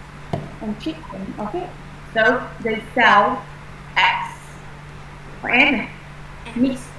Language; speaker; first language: English; non-native, fluent; Vietnamese